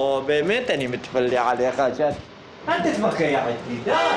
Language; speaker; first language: Hebrew; non-native, fluent; Arabic